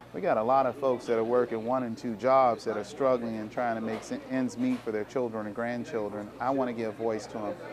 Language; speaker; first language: English; native; English